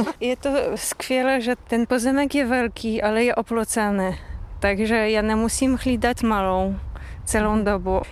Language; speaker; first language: Czech; non-native, fluent; Polish